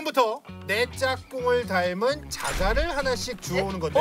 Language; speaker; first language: Korean; native; Korean